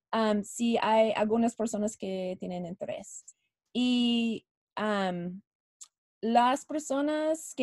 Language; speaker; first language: Spanish; non-native, learner; English